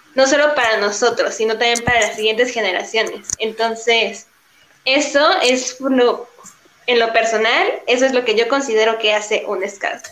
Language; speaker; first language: Spanish; native; Spanish